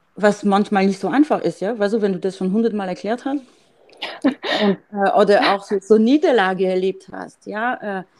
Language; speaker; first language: German; non-native, fluent; French